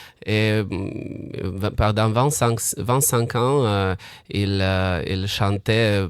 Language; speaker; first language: French; non-native, fluent; Russian